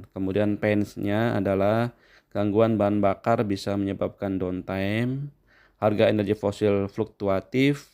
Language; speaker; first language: Indonesian; native; Indonesian